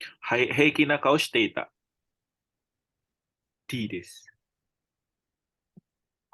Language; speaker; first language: Japanese; non-native, learner; Indonesian